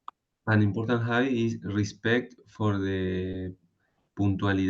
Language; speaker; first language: English; non-native, learner; Spanish